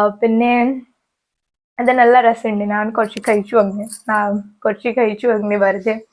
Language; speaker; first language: Malayalam; non-native, learner; Hindi